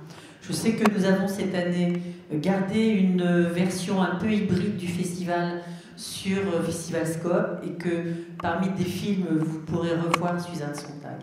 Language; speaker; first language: French; native; French